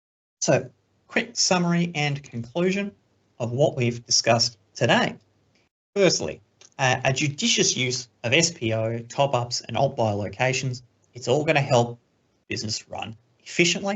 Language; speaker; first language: English; native; English